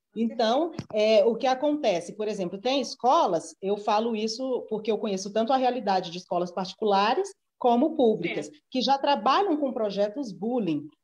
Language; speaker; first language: Portuguese; native; Portuguese